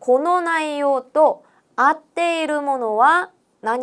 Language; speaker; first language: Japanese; non-native, fluent; Korean